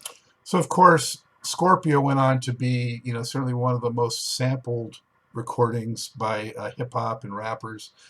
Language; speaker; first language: English; native; English